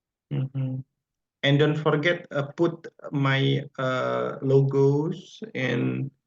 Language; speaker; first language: English; non-native, fluent; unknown